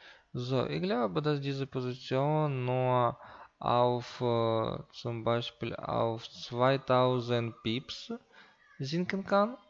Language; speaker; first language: German; non-native, learner; Russian